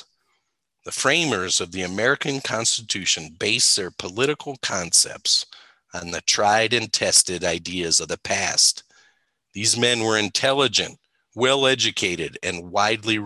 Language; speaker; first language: English; native; English